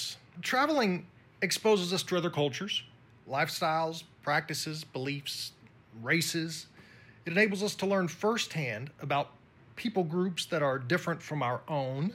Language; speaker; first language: English; native; English